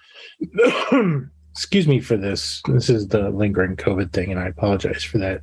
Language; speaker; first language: English; native; English